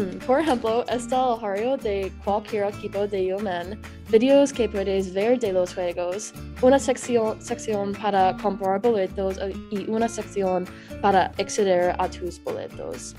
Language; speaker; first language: Spanish; non-native, learner; English